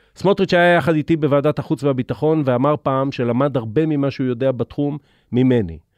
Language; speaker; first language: Hebrew; native; Hebrew